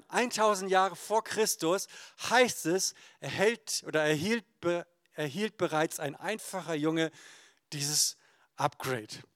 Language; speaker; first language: German; native; German